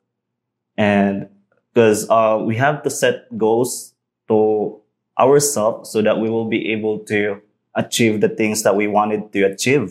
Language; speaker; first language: English; non-native, local second language; Cebuano